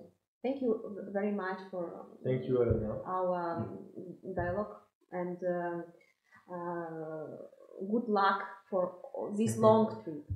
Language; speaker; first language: English; non-native, fluent; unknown